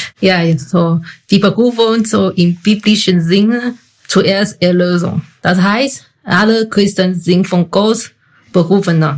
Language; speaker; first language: German; non-native, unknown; Chinese